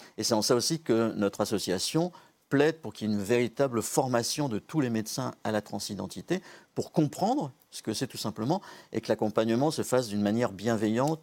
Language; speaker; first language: French; native; French